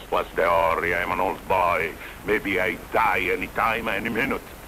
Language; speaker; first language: English; non-native, fluent; Italian